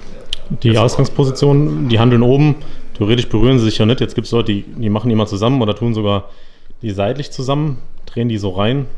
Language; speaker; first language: German; native; German